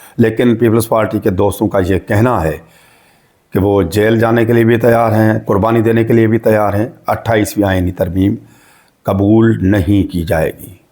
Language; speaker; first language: Urdu; non-native, local second language; Sindhi